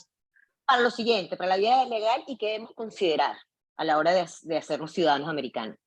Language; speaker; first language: Spanish; native; Spanish